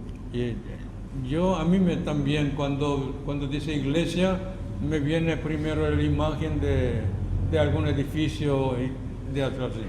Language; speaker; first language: Spanish; non-native, learner; Korean